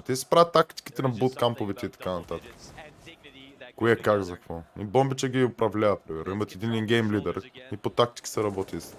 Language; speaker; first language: Bulgarian; native; Bulgarian